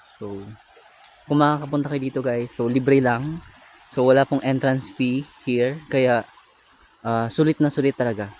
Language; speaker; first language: Filipino; non-native, local second language; Cebuano